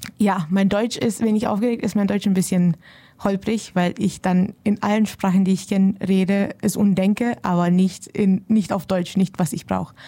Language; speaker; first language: German; early bilingual, other home language; Romanian